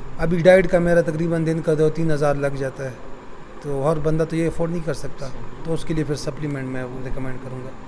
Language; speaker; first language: Urdu; non-native, local second language; Pashto